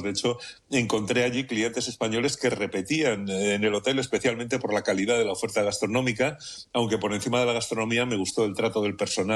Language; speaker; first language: Spanish; native; Spanish